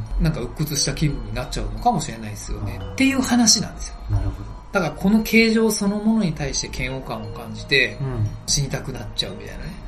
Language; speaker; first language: Japanese; native; Japanese